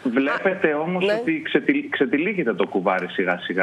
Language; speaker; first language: Greek; native; Greek